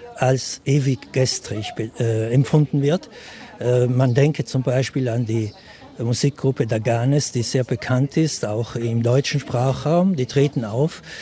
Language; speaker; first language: German; non-native, local second language; Ladin